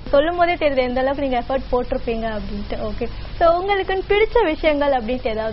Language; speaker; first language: Tamil; native; Tamil